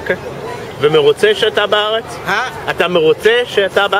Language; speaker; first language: Hebrew; non-native, fluent; English